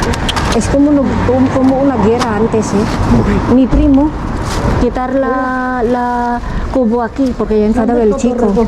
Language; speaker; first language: Spanish; non-native, learner; Filipino